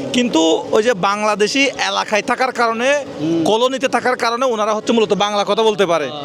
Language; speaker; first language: Bangla; native; Bangla